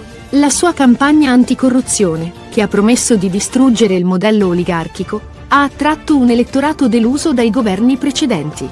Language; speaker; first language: Italian; native; Italian